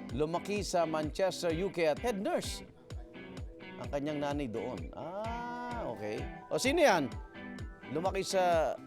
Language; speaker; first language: Filipino; native; Filipino